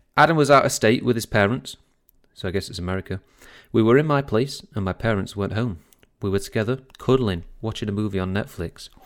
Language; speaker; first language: English; native; English